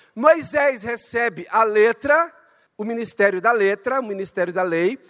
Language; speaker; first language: Portuguese; native; Portuguese